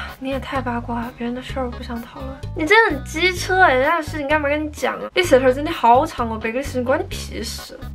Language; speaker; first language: Chinese; native; Chinese